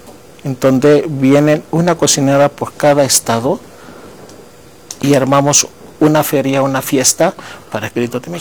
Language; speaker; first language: Spanish; non-native, fluent; Greek